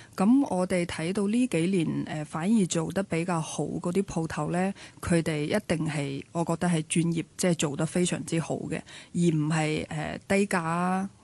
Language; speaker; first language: Cantonese; early bilingual, other home language; Chinese